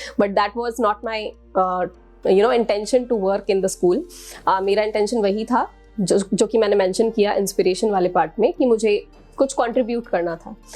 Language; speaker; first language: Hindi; native; Hindi